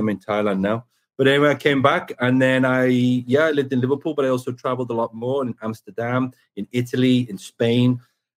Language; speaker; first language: English; native; English